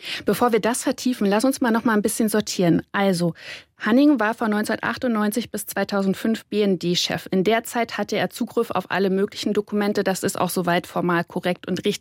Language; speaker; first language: German; native; German